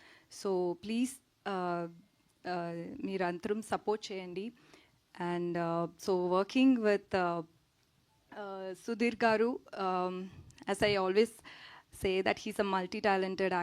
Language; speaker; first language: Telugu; non-native, learner; Tamil